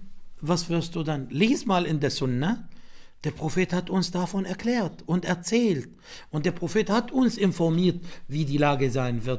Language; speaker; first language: German; non-native, fluent; Arabic